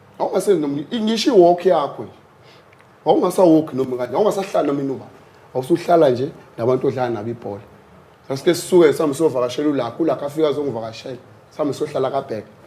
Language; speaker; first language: Zulu; native; Zulu